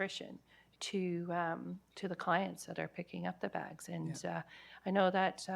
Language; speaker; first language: English; native; English